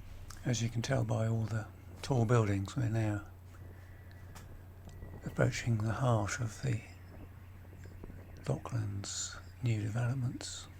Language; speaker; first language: English; native; English